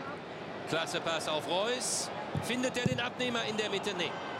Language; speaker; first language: German; native; German